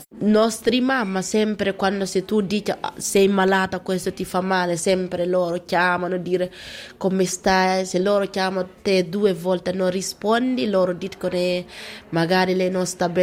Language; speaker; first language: Italian; non-native, learner; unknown